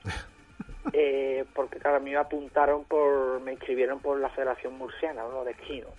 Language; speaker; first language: Spanish; non-native, fluent; German